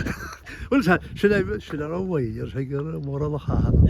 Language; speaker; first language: Irish; native; Irish